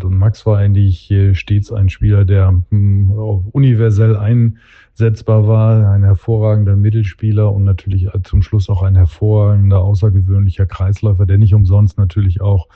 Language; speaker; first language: German; native; German